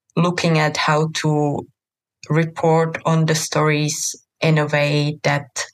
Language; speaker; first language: English; non-native, fluent; Czech